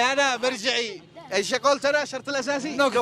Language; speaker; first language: Arabic; native; Arabic